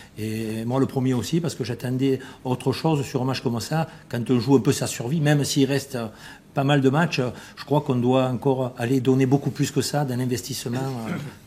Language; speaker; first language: French; native; French